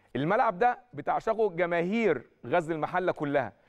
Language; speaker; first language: Arabic; native; Arabic